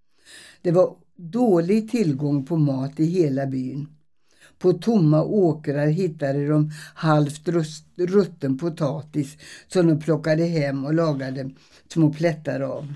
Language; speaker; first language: Swedish; early bilingual, other home language; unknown